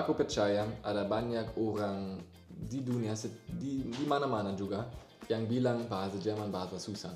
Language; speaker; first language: Indonesian; non-native, learner; German